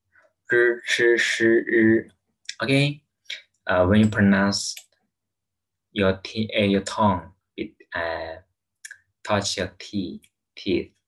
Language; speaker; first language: English; non-native, learner; Chinese